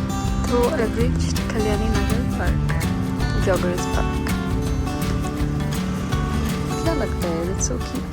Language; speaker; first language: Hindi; non-native, learner; English